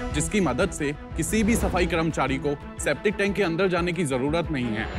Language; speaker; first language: Hindi; native; Hindi